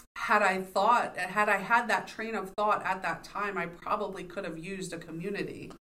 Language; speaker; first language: English; native; English